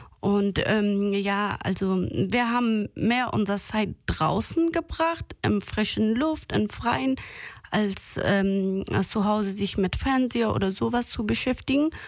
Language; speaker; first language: German; non-native, fluent; Persian